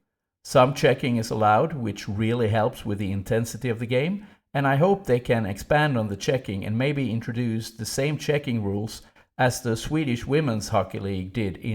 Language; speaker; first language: English; non-native, fluent; Swedish